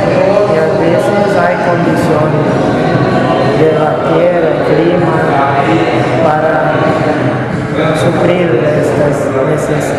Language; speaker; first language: Spanish; non-native, learner; Portuguese